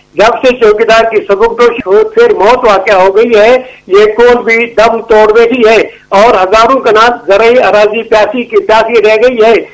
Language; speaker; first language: Urdu; non-native, local second language; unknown